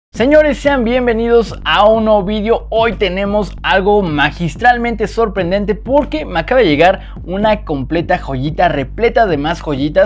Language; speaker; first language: Spanish; native; Spanish